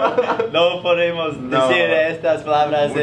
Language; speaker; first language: Spanish; non-native, learner; English